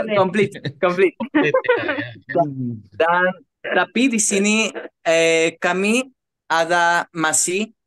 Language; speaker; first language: Indonesian; non-native, learner; Spanish